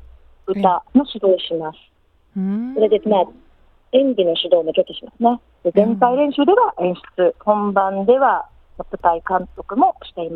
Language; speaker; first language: Japanese; native; Japanese